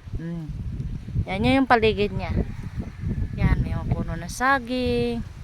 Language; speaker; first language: Filipino; non-native, local second language; Cebuano